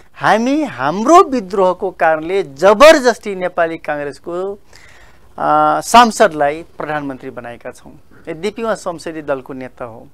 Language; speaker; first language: Nepali; non-native, local second language; Dangaura Tharu